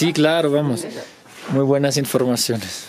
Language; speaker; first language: Spanish; non-native, fluent; German